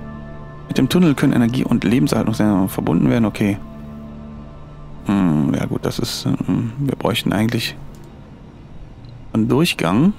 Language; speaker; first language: German; native; German